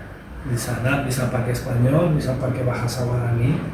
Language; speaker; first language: Indonesian; non-native, learner; Spanish